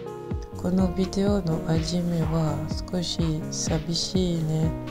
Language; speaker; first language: Japanese; non-native, learner; French